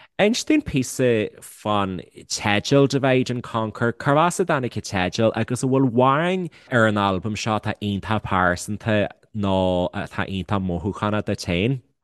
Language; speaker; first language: Irish; native; Irish